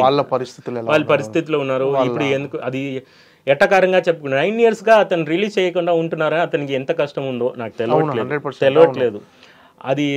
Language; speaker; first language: Telugu; non-native, local second language; Tamil